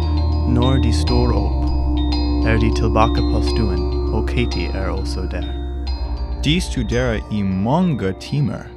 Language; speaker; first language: Norwegian; non-native, learner; English